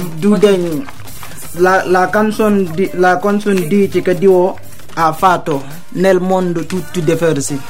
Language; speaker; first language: Italian; non-native, fluent; Wolof